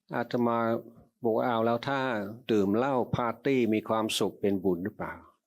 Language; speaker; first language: Thai; non-native, fluent; English